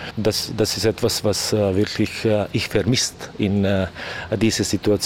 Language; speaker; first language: German; non-native, learner; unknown